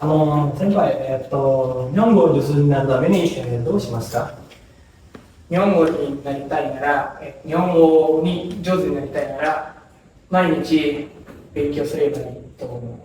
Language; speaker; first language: Japanese; non-native, learner; Indonesian